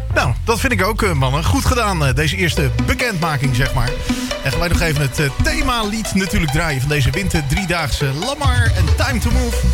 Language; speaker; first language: Dutch; native; Dutch